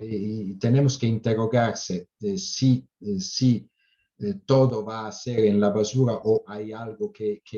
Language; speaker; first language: Spanish; non-native, fluent; Italian